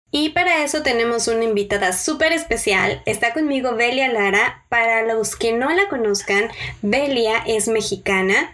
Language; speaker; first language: Spanish; native; Spanish